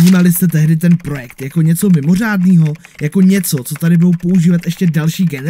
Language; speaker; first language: Czech; native; Czech